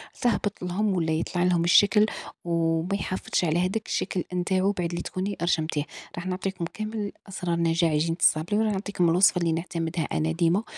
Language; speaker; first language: Arabic; native; Arabic